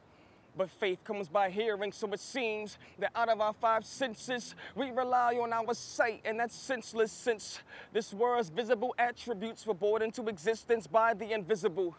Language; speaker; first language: English; native; English